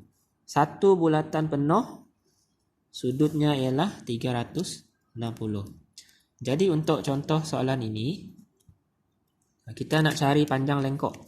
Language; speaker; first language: Malay; native; Malay